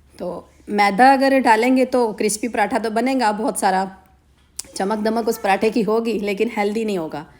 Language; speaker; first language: Urdu; non-native, local second language; Punjabi